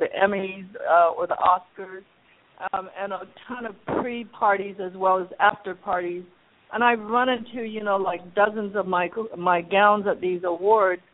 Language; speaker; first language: English; native; English